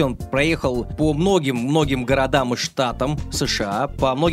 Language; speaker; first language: Russian; native; Russian